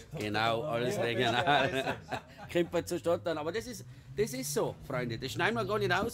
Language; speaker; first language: German; native; German